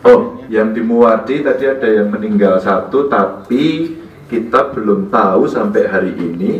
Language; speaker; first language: Indonesian; native; Indonesian